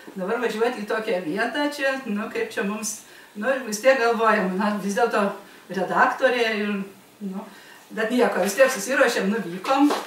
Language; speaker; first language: Lithuanian; native; Lithuanian